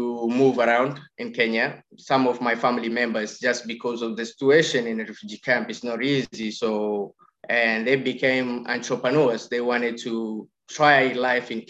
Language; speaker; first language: English; non-native, local second language; Somali